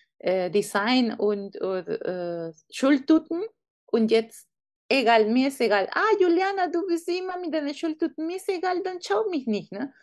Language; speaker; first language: German; non-native, fluent; Spanish